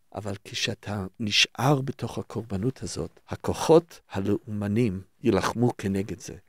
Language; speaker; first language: Hebrew; early bilingual, other home language; English